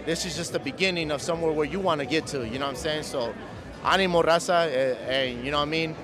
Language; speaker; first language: English; early bilingual, other home language; Spanish